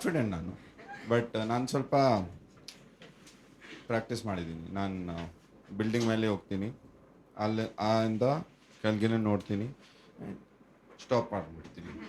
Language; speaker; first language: Kannada; non-native, learner; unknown